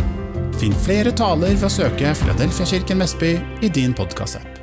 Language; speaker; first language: Norwegian; native; Norwegian